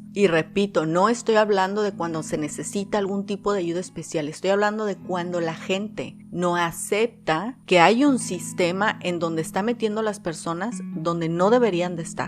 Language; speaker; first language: Spanish; native; Spanish